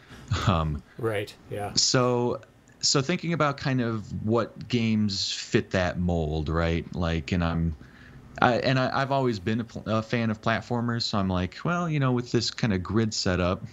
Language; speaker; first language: English; native; English